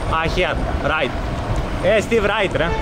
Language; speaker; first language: English; non-native, learner; Greek